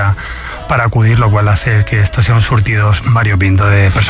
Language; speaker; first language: Spanish; native; Spanish